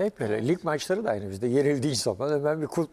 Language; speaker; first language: Turkish; native; Turkish